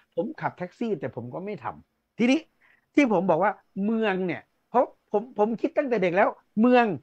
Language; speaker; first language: Thai; non-native, local second language; Northeastern Thai